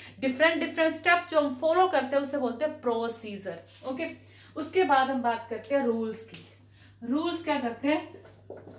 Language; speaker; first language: Hindi; native; Hindi